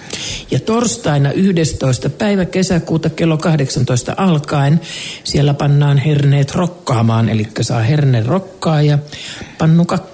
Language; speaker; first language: Finnish; native; Finnish